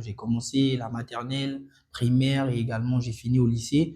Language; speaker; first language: French; non-native, local second language; Sango